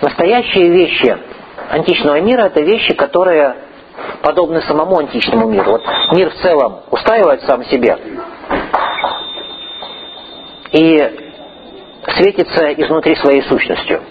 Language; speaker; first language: Russian; native; Russian